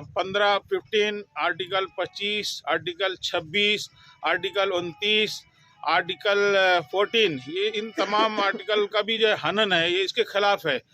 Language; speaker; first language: Urdu; native; Urdu